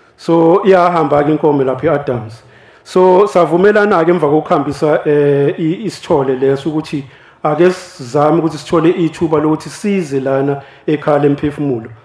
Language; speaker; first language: Zulu; native; Zulu